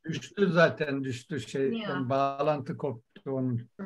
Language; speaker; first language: Turkish; native; Turkish